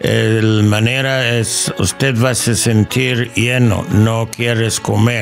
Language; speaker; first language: Spanish; non-native, learner; English